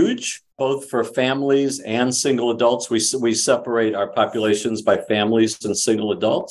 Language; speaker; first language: English; native; English